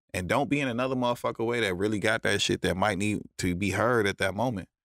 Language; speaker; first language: English; native; English